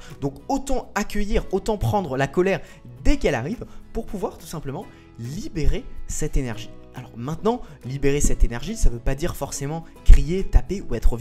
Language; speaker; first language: French; native; French